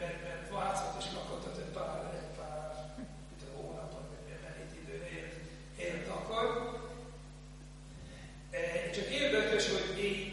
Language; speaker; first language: Hungarian; non-native, fluent; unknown